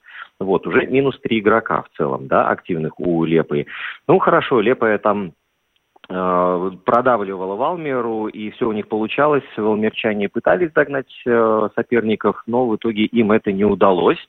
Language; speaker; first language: Russian; native; Russian